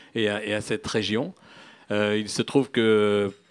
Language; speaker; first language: French; native; French